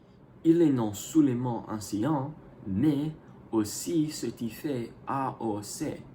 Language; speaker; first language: French; non-native, learner; English